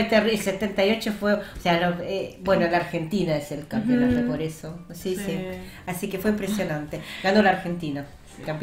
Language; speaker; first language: Spanish; early bilingual, heritage; Russian